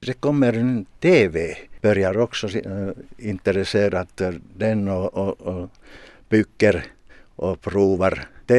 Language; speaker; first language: Swedish; non-native, local second language; Finnish